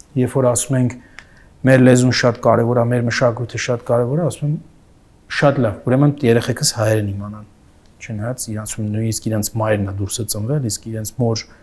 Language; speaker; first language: Armenian; native; Armenian